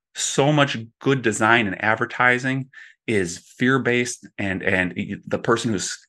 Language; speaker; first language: English; native; English